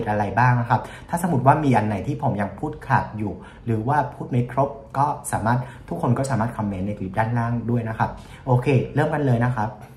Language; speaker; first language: Thai; non-native, fluent; Vietnamese